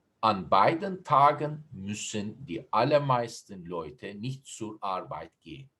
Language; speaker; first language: German; non-native, fluent; Turkish